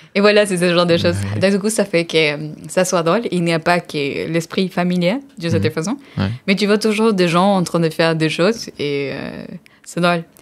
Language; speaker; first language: French; non-native, fluent; Spanish